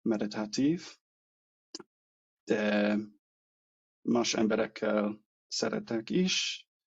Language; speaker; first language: Hungarian; non-native, learner; English